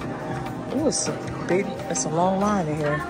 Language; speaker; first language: English; native; English